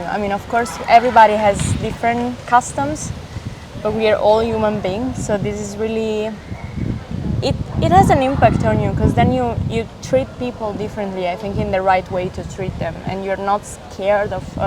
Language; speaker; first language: English; non-native, fluent; Italian